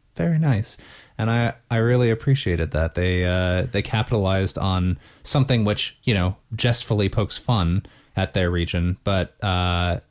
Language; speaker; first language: English; native; English